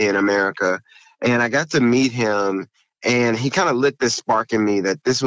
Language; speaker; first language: English; native; English